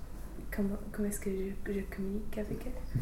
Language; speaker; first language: French; non-native, fluent; English